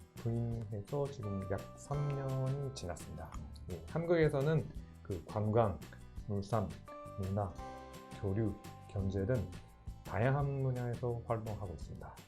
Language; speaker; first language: Korean; non-native, fluent; Japanese